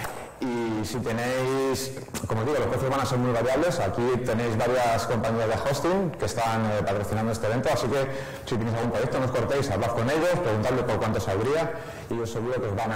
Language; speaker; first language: Spanish; native; Spanish